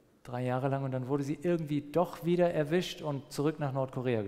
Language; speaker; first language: German; non-native, fluent; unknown